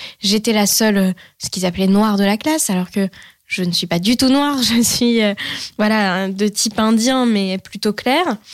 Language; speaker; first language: French; native; French